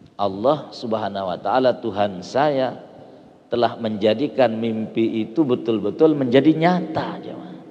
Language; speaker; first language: Indonesian; non-native, local second language; Sasak